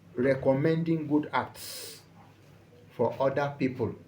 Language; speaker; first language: English; non-native, local second language; Yoruba